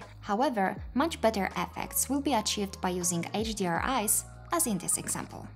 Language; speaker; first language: English; non-native, fluent; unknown